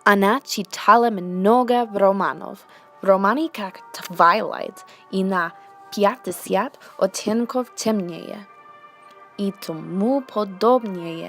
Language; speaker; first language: Russian; non-native, learner; English